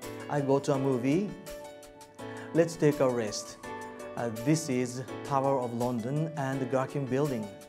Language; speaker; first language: English; non-native, fluent; Japanese